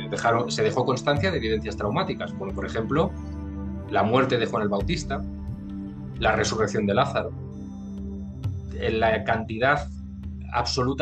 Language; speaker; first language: Spanish; native; Spanish